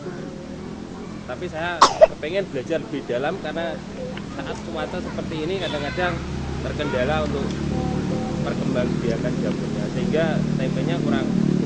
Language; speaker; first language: Indonesian; non-native, local second language; Javanese